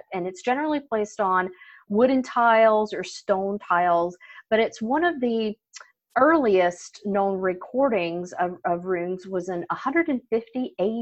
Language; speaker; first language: English; native; English